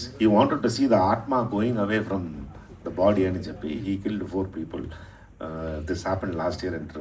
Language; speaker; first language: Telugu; non-native, learner; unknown